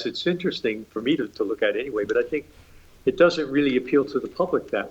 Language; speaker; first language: English; native; English